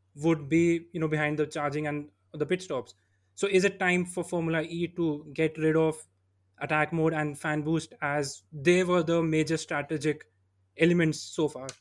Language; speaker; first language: English; non-native, local second language; Hindi